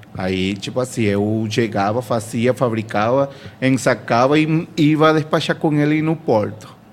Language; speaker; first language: Portuguese; non-native, fluent; Spanish